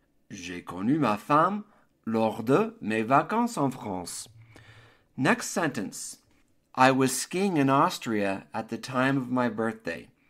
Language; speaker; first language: French; non-native, fluent; English